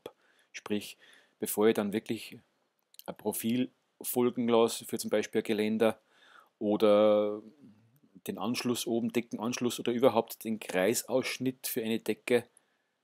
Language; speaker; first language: German; native; German